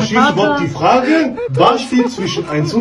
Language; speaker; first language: German; native; German